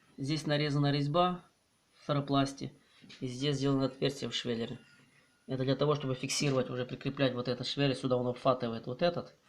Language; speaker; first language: Russian; non-native, local second language; Ukrainian